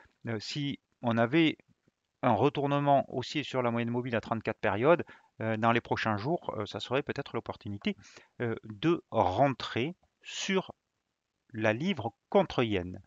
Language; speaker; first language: French; native; French